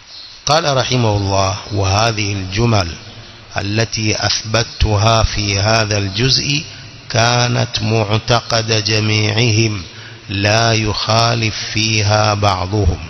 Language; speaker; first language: Arabic; non-native, fluent; Swahili